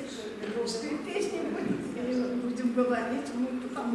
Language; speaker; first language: Russian; non-native, local second language; Tatar